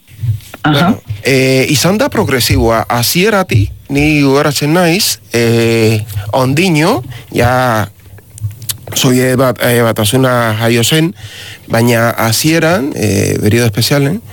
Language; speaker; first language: Basque; non-native, learner; Spanish